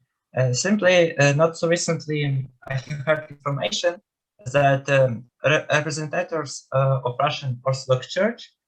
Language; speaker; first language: English; non-native, fluent; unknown